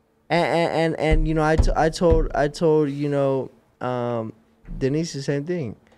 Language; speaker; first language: English; native; English